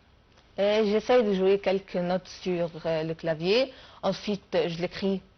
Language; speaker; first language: French; non-native, fluent; Arabic